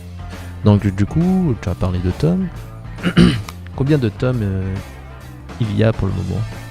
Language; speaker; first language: French; native; French